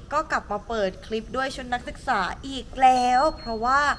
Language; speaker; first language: Thai; non-native, fluent; Korean